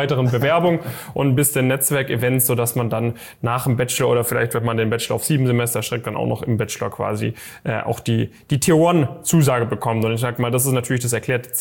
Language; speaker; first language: German; native; German